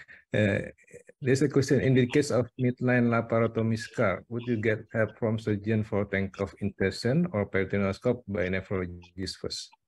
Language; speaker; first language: English; non-native, fluent; Indonesian